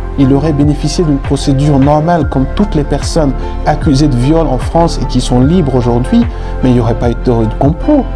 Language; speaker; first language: French; non-native, local second language; Fula